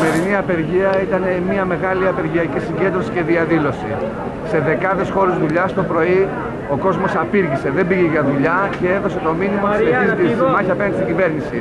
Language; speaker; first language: Greek; native; Greek